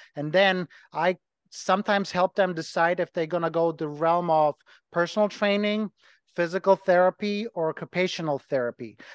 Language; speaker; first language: English; non-native, fluent; Ukrainian